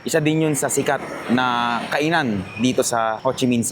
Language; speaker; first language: Filipino; native; Filipino